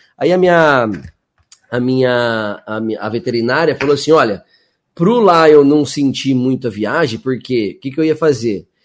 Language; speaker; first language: Portuguese; native; Portuguese